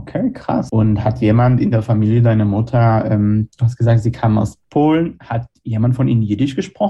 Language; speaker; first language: German; non-native, fluent; Hebrew